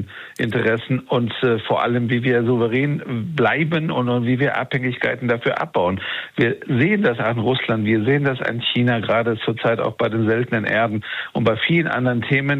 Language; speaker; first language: German; native; German